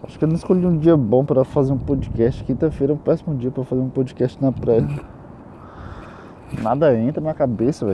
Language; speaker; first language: Portuguese; native; Portuguese